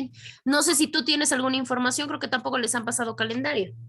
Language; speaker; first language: Spanish; native; Spanish